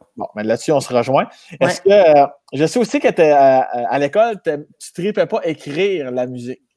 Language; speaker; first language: French; native; French